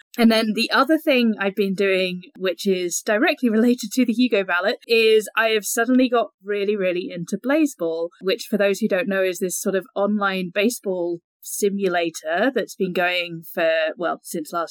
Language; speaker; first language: English; native; English